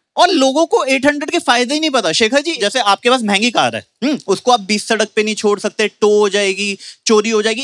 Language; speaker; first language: Hindi; native; Hindi